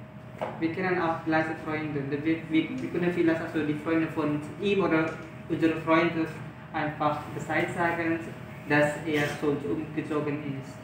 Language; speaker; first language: German; non-native, learner; Indonesian